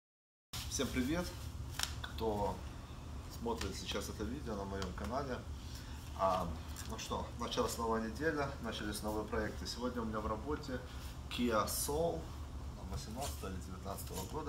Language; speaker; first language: Russian; native; Russian